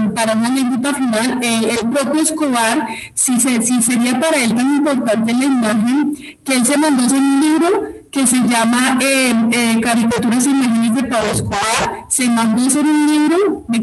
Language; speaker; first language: Spanish; native; Spanish